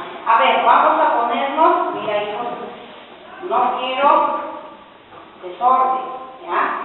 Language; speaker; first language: Spanish; native; Spanish